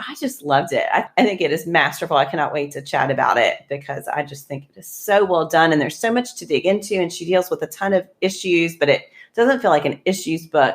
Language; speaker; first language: English; native; English